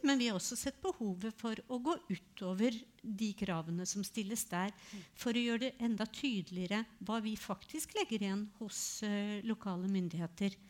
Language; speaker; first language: Norwegian; native; Norwegian